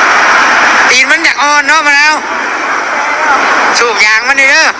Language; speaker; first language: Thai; non-native, local second language; Lao